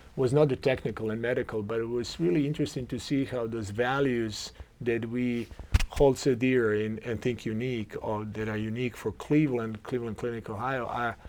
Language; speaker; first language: English; non-native, fluent; Croatian